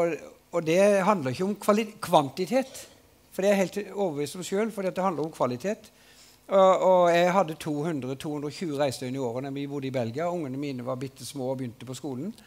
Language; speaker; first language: Norwegian; native; Norwegian